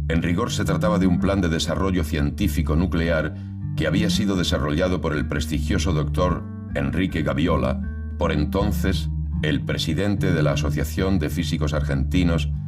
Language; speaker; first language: Spanish; native; Spanish